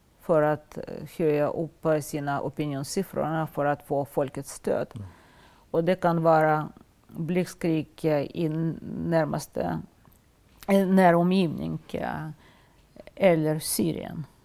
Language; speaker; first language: Swedish; non-native, fluent; Russian